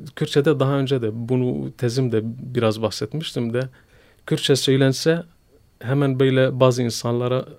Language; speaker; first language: Turkish; non-native, fluent; Kurdish